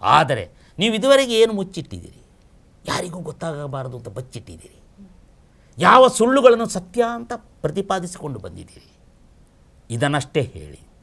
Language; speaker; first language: Kannada; non-native, local second language; Kodava